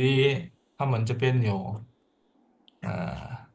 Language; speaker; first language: Chinese; non-native, fluent; Indonesian